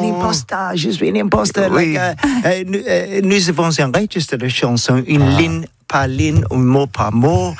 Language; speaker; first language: French; non-native, learner; English